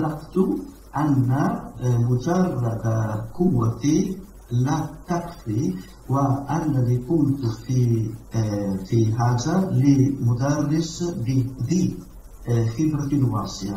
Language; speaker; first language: Arabic; non-native, learner; Italian